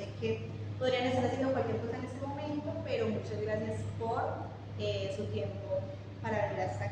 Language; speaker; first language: Spanish; non-native, fluent; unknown